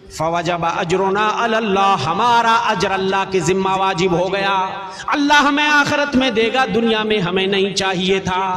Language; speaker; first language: Urdu; native; Urdu